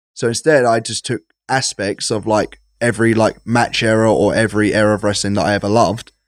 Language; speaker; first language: English; native; English